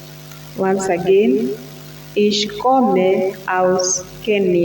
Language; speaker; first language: German; non-native, learner; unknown